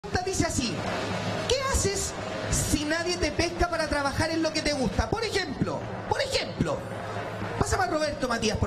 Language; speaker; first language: Spanish; native; Spanish